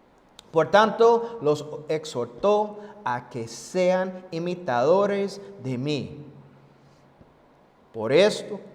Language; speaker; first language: Spanish; non-native, fluent; English